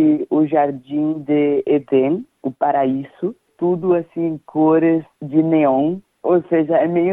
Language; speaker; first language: Portuguese; non-native, fluent; Danish